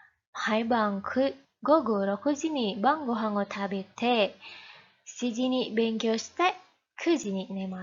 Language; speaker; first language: Japanese; non-native, fluent; Indonesian